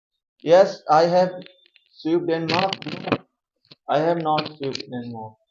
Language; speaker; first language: English; non-native, learner; Hindi